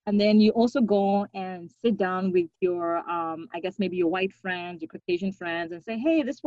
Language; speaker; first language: English; non-native, local second language; Shona